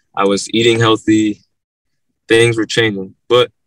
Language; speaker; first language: English; native; English